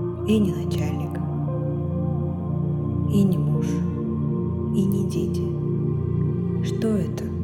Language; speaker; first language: Russian; native; Russian